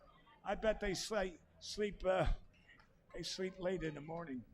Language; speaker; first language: English; native; English